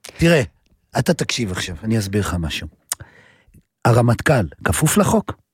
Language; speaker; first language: Hebrew; native; Hebrew